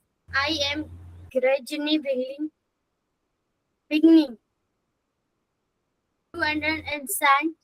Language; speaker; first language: English; non-native, learner; Hindi